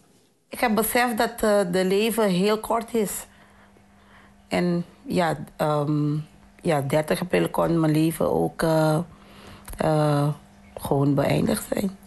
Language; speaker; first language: Dutch; non-native, fluent; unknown